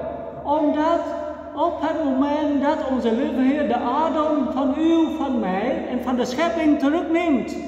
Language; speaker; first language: Dutch; non-native, fluent; Vietnamese